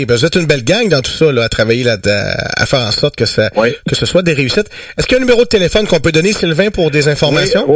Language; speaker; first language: French; native; French